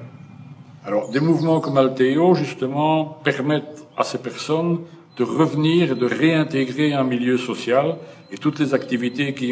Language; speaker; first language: French; native; French